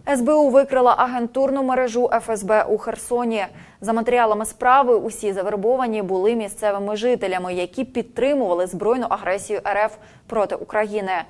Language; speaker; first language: Ukrainian; native; Ukrainian